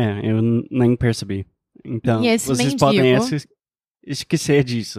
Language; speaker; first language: Portuguese; non-native, fluent; English